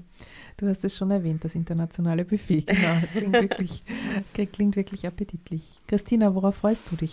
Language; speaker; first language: German; native; German